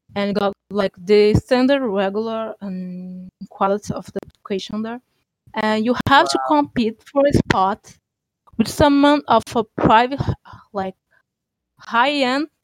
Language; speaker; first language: English; non-native, fluent; Portuguese